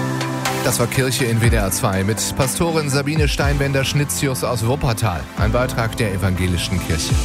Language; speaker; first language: German; native; German